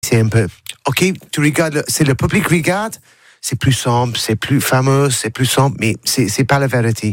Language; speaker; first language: French; non-native, learner; English